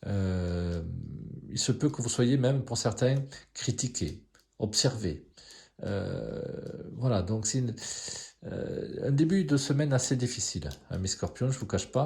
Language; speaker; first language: French; native; French